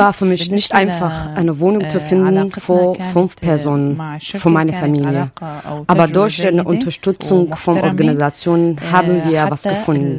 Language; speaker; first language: German; non-native, learner; Arabic